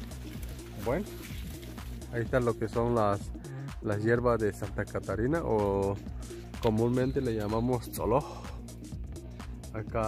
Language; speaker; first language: Spanish; native; Spanish